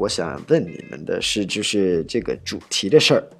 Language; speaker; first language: Chinese; non-native, fluent; English